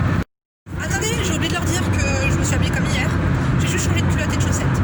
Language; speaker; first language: French; native; French